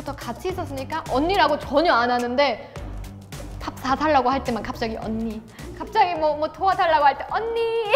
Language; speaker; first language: Korean; non-native, fluent; German